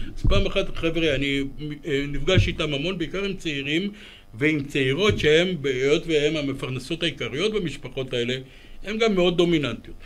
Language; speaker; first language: Hebrew; early bilingual, other home language; Romanian